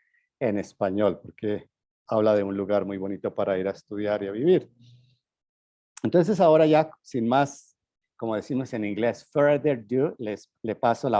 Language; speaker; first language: Spanish; native; Spanish